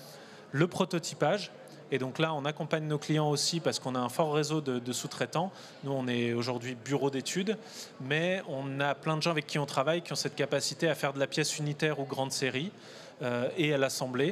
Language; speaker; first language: French; native; French